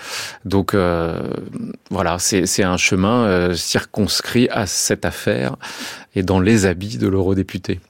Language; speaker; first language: French; native; French